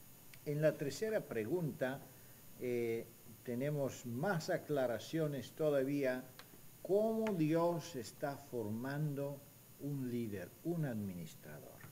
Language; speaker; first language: Spanish; non-native, fluent; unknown